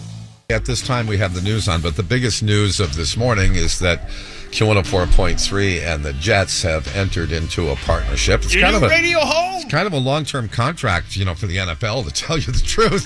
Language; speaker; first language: English; native; English